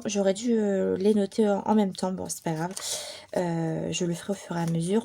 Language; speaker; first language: French; native; French